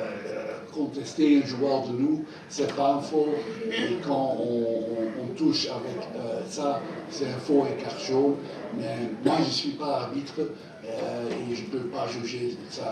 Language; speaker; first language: French; non-native, fluent; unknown